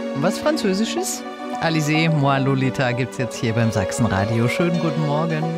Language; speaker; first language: German; native; German